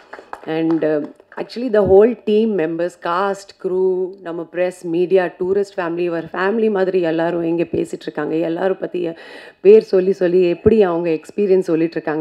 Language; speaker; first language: Tamil; non-native, fluent; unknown